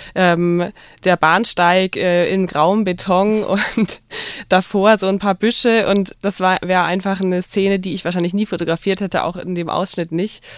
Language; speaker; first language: German; native; German